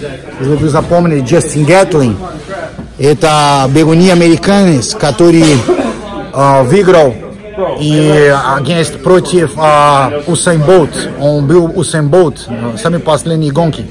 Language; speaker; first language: Russian; non-native, fluent; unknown